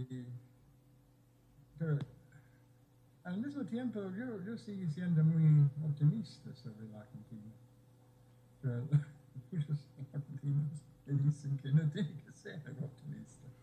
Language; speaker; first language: Spanish; non-native, fluent; English